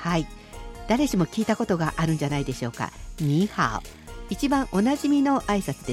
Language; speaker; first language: Japanese; native; Japanese